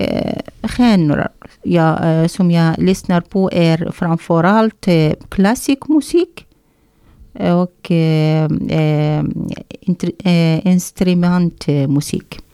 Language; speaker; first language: Swedish; non-native, learner; Arabic